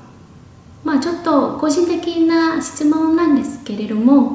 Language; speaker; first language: Japanese; non-native, fluent; Vietnamese